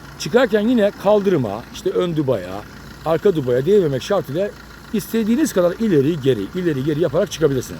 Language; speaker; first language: Turkish; native; Turkish